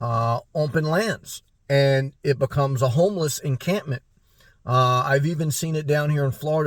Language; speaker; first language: English; native; English